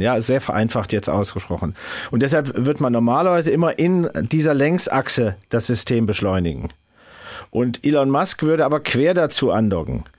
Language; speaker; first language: German; native; German